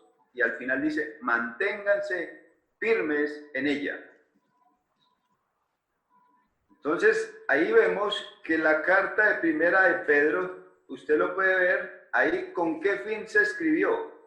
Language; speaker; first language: Spanish; native; Spanish